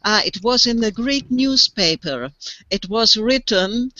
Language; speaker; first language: English; non-native, fluent; German